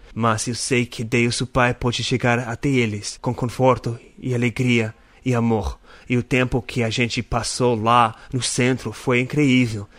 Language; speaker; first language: Portuguese; non-native, learner; English